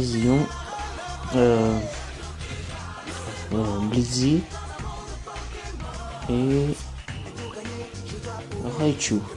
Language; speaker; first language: French; native; French